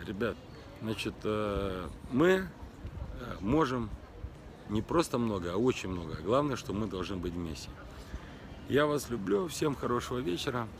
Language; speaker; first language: Russian; native; Russian